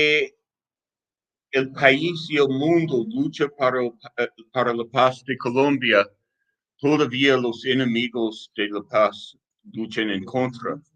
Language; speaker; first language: Spanish; non-native, fluent; English